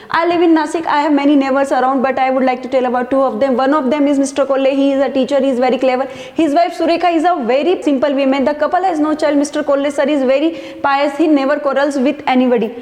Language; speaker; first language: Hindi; non-native, local second language; Marathi